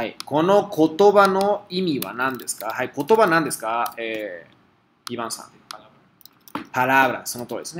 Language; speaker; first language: Japanese; non-native, fluent; Spanish